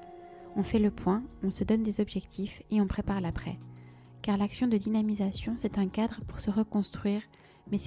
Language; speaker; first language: French; native; French